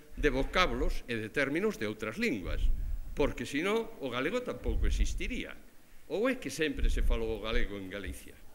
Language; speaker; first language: Galician; native; Galician